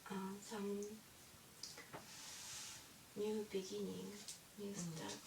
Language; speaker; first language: English; non-native, learner; Japanese